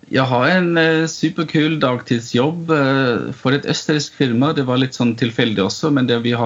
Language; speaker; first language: Norwegian; non-native, fluent; German